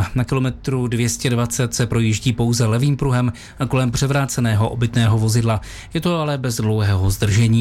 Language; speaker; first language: Czech; native; Czech